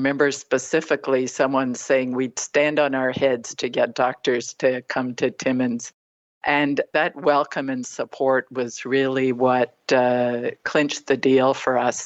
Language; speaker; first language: English; native; English